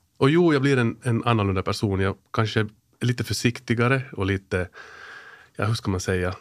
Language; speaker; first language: Swedish; native; Swedish